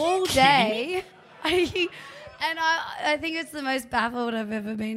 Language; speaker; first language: English; native; English